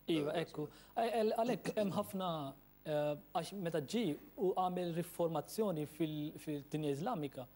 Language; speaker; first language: Maltese; non-native, fluent; Urdu